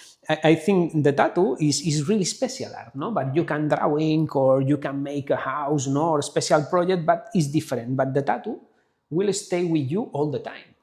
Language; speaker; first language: English; non-native, learner; Spanish